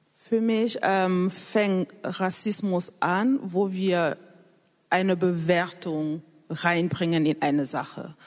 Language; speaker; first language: German; non-native, fluent; French